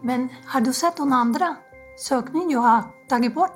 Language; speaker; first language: Swedish; non-native, fluent; Spanish